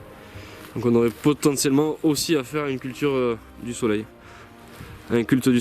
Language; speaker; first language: French; native; French